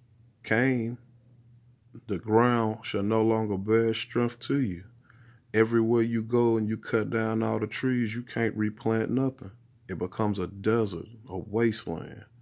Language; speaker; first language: English; native; English